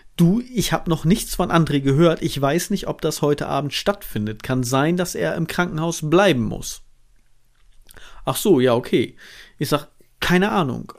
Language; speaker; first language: German; native; German